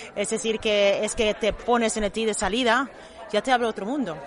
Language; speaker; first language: Spanish; non-native, fluent; Swedish